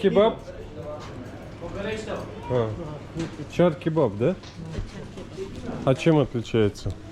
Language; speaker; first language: Russian; native; Russian